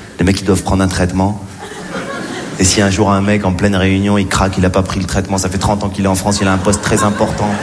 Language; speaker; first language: French; native; French